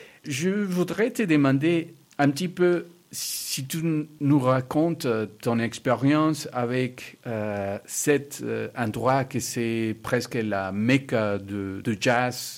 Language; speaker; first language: French; non-native, fluent; Spanish